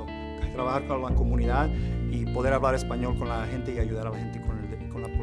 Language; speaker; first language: Spanish; early bilingual, heritage; Spanish